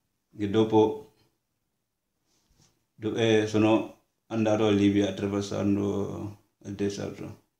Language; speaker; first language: Italian; non-native, learner; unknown